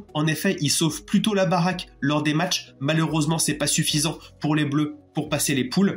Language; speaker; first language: French; native; French